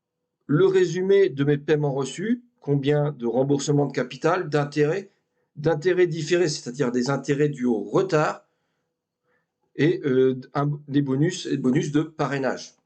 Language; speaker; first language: French; native; French